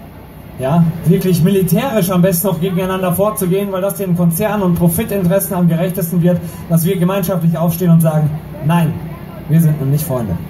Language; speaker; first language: German; native; German